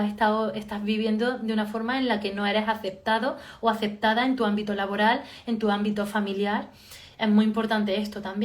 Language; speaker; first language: Spanish; native; Spanish